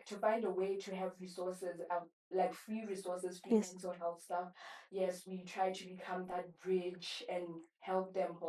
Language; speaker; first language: English; non-native, local second language; Southern Sotho